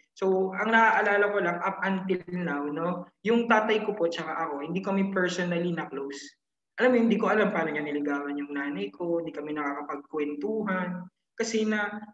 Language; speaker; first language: Filipino; native; Filipino